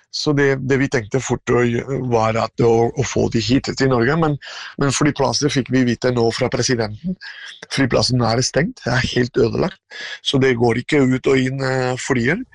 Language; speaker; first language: Norwegian; non-native, fluent; Spanish